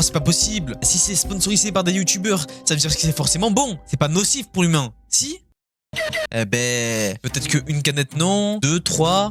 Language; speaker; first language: French; native; French